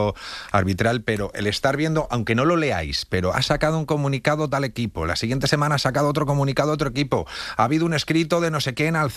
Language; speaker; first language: Spanish; native; Spanish